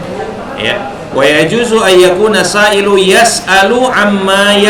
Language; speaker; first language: Arabic; non-native, fluent; Indonesian